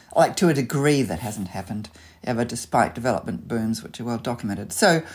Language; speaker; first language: English; native; English